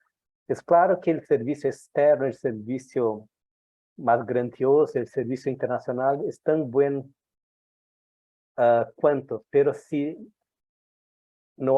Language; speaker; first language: Spanish; non-native, fluent; Portuguese